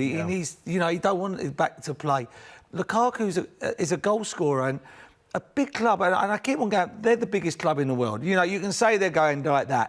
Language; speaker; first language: English; native; English